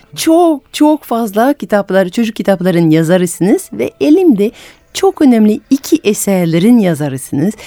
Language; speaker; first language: Turkish; non-native, fluent; French